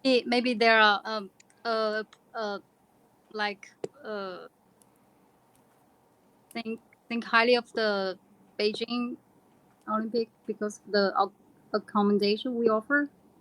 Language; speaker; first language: English; non-native, learner; Chinese